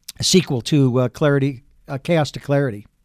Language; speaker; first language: English; native; English